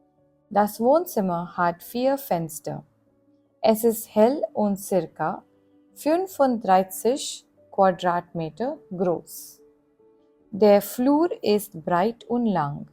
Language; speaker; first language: German; non-native, fluent; Gujarati